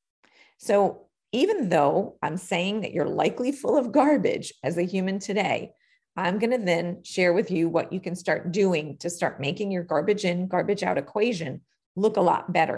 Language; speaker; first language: English; native; English